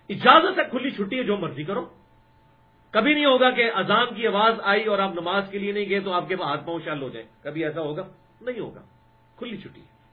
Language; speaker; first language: Urdu; non-native, local second language; Punjabi